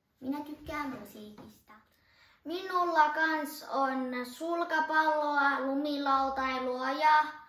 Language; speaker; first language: Finnish; early bilingual, other home language; Chinese